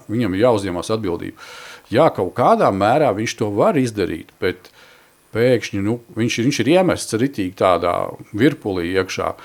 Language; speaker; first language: Latvian; native; Latvian